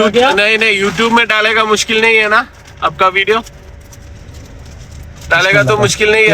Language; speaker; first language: Hindi; non-native, local second language; Malayalam